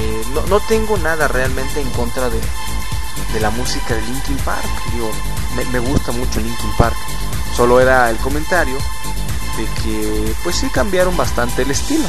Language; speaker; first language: Spanish; native; Spanish